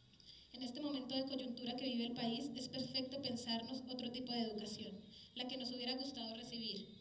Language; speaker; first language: Spanish; native; Spanish